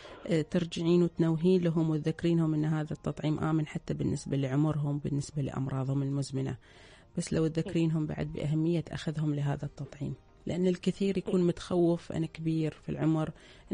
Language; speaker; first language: Arabic; native; Arabic